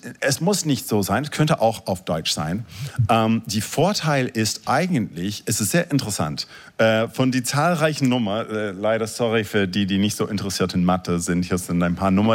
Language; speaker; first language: German; non-native, fluent; English